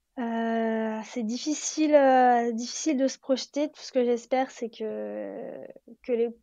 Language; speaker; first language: French; native; French